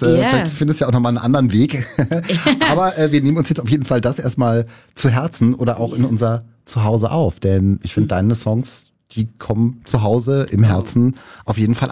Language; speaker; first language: German; native; German